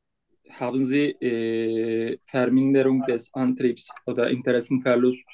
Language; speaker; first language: German; non-native, learner; Turkish